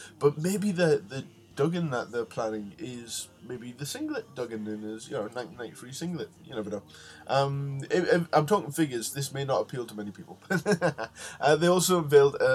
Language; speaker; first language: English; native; English